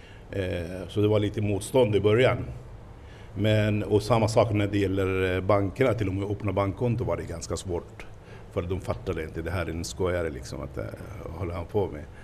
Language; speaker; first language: Swedish; non-native, fluent; Arabic